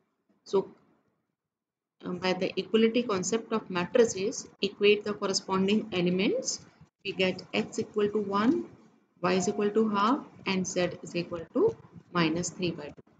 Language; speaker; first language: English; non-native, local second language; Hindi